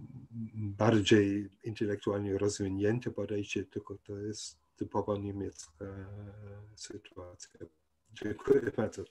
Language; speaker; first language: Polish; non-native, fluent; German